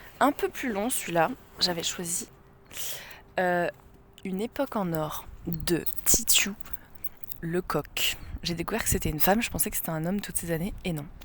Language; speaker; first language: French; native; French